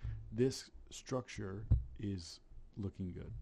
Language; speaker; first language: English; native; English